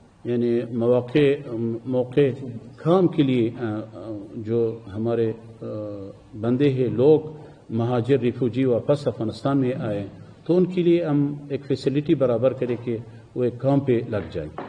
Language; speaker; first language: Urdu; non-native, fluent; Persian